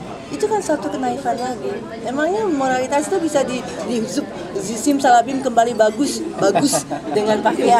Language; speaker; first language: Indonesian; native; Indonesian